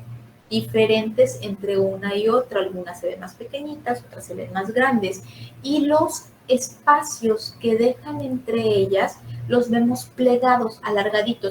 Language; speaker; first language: Spanish; native; Spanish